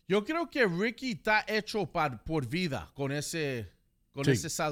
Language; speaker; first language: Spanish; early bilingual, heritage; Spanish